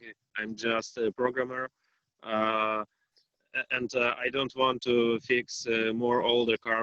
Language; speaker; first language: English; non-native, learner; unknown